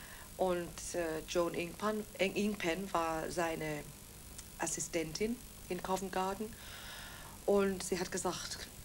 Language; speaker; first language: German; non-native, fluent; Welsh